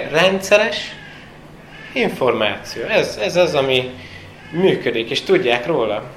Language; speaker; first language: Hungarian; non-native, fluent; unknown